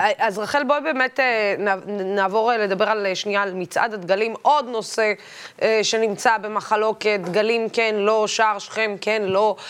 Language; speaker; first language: Hebrew; non-native, local second language; Arabic